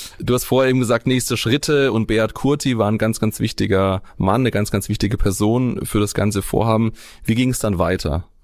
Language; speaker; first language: German; native; German